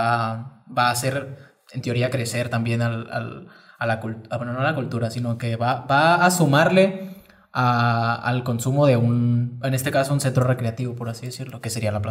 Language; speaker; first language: Spanish; native; Spanish